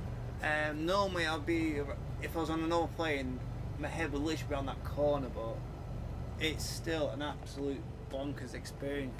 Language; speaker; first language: English; native; English